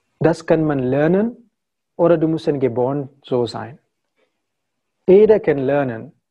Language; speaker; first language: German; non-native, fluent; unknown